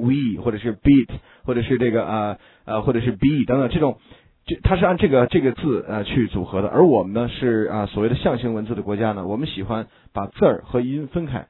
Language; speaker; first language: Chinese; native; Chinese